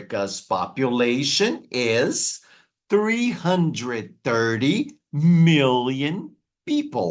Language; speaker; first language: English; non-native, fluent; Portuguese